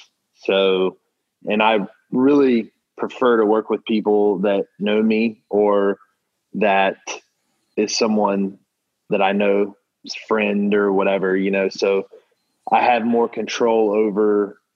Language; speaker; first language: English; native; English